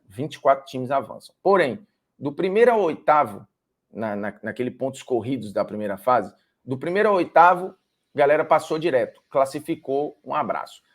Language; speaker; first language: Portuguese; native; Portuguese